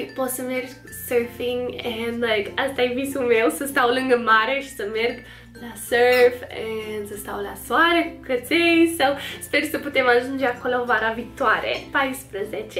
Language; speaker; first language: Romanian; early bilingual, other home language; English